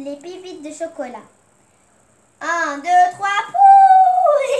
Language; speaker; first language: French; non-native, local second language; Arabic